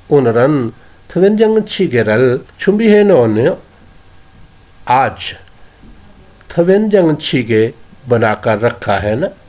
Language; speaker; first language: Korean; non-native, fluent; Urdu